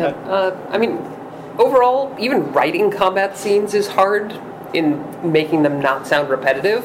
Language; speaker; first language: English; native; English